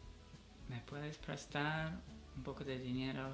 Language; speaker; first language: Spanish; non-native, fluent; English